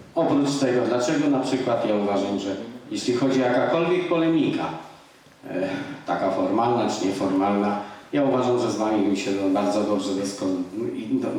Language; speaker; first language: Polish; native; Polish